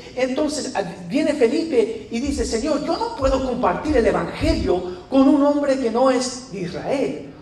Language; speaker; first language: Spanish; non-native, fluent; English